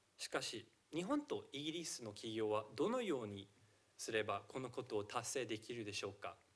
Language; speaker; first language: Japanese; non-native, fluent; English